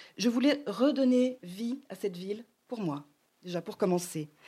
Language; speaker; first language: French; native; French